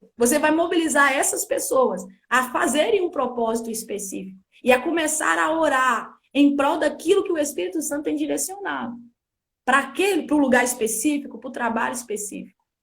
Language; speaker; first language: Portuguese; native; Portuguese